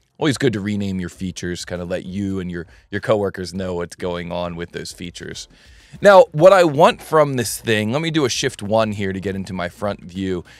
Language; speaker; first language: English; native; English